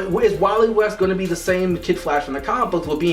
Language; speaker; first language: English; native; English